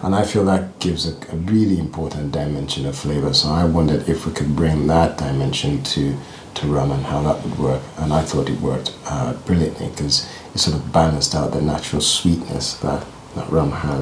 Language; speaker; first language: English; non-native, local second language; Ganda